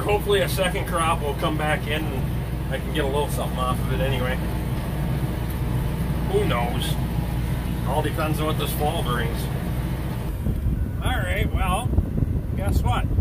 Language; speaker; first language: English; native; English